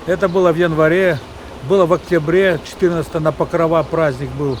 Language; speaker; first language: Russian; native; Russian